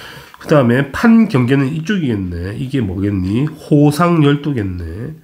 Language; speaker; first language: Korean; native; Korean